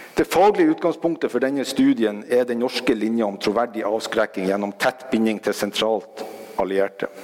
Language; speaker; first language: Norwegian; native; Norwegian